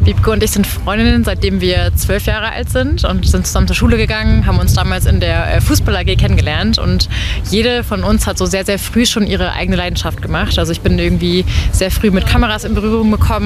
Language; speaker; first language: German; native; German